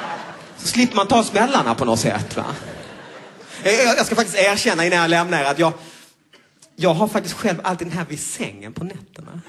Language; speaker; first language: Swedish; native; Swedish